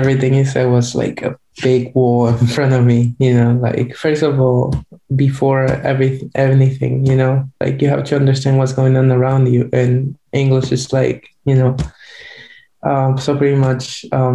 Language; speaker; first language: English; non-native, fluent; Guarani